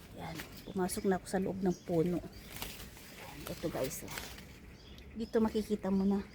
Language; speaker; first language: Filipino; non-native, local second language; Chavacano